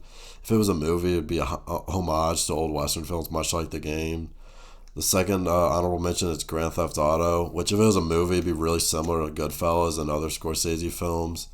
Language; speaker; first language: English; native; English